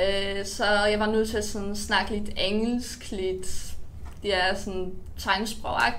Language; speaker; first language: Danish; early bilingual, other home language; Polish